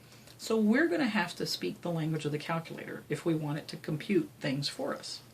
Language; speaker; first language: English; native; English